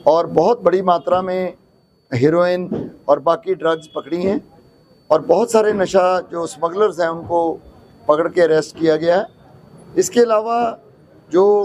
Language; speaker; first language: Hindi; non-native, local second language; Punjabi